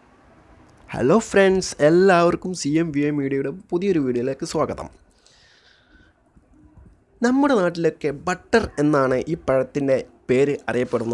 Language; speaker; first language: Malayalam; native; Malayalam